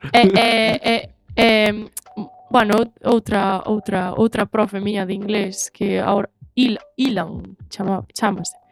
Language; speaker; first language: Galician; native; Galician